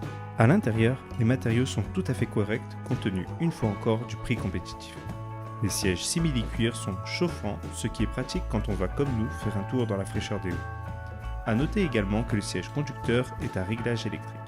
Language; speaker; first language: French; native; French